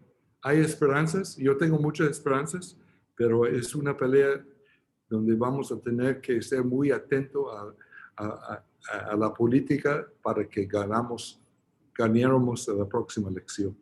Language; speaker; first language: Spanish; non-native, fluent; English